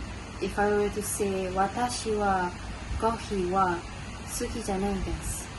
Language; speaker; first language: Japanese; non-native, learner; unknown